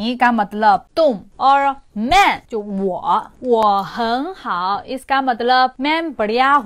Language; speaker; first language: Hindi; non-native, fluent; Chinese